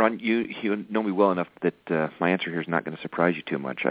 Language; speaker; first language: English; native; English